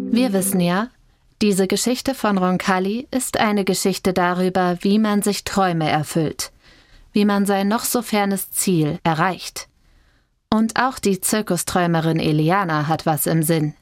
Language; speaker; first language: German; native; German